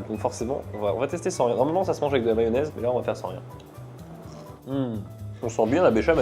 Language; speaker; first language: French; native; French